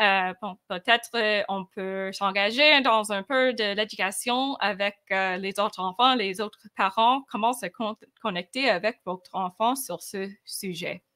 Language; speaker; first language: French; non-native, fluent; English